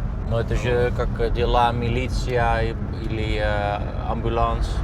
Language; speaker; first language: Russian; non-native, fluent; Dutch